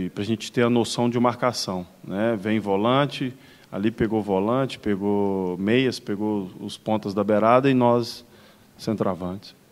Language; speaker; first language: Portuguese; native; Portuguese